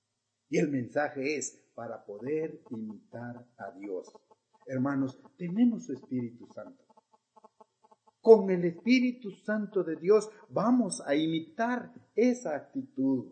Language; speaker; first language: Spanish; native; Spanish